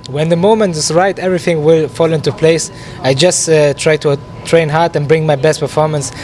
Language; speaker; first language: English; non-native, fluent; German